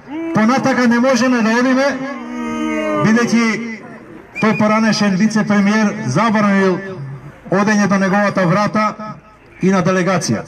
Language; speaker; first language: Macedonian; native; Macedonian